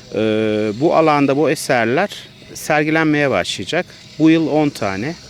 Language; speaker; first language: Turkish; native; Turkish